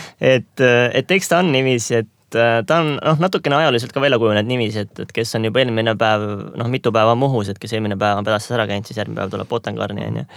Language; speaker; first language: Estonian; native; Estonian